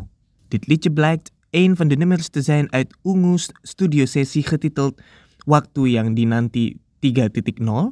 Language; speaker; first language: Dutch; non-native, fluent; Indonesian